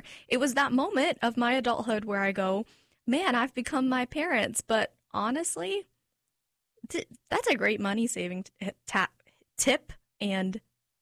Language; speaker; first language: English; native; English